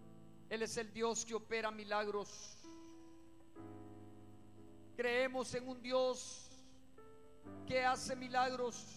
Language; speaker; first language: Spanish; native; Spanish